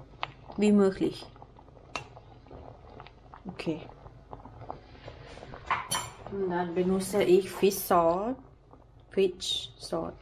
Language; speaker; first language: German; non-native, learner; Thai